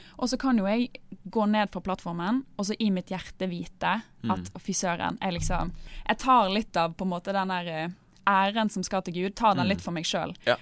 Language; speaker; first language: Norwegian; native; Norwegian